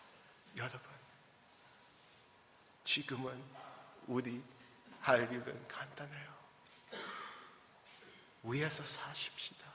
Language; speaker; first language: Korean; early bilingual, heritage; English